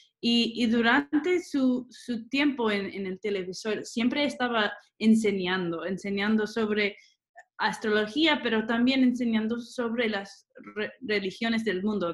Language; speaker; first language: Spanish; early bilingual, other home language; English